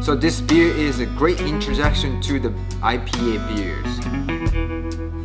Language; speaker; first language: English; non-native, fluent; Japanese